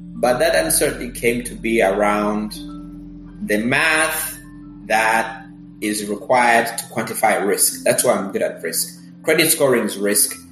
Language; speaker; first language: English; early bilingual, other home language; Kinyarwanda